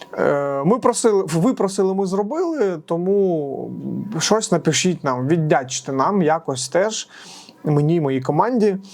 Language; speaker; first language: Ukrainian; non-native, local second language; Russian